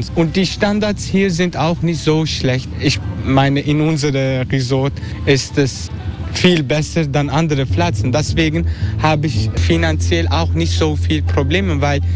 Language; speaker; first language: German; non-native, fluent; Turkish